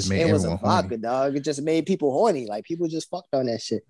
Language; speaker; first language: English; native; English